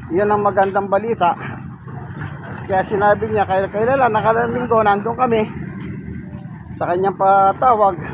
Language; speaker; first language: Filipino; non-native, local second language; Pampanga